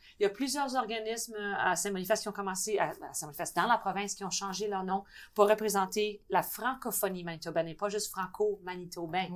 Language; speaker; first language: French; native; French